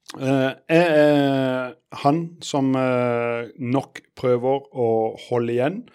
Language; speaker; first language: Norwegian; native; Norwegian